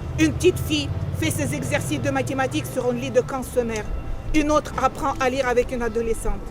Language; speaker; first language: French; non-native, learner; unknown